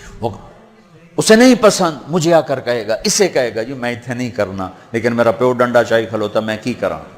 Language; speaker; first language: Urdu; non-native, local second language; Punjabi